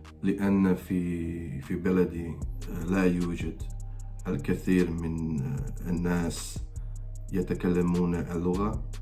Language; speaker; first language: Arabic; non-native, fluent; Croatian